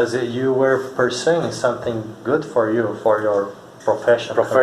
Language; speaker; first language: English; non-native, fluent; Portuguese